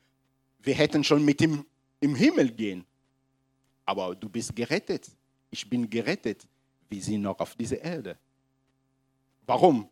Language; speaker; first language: German; non-native, fluent; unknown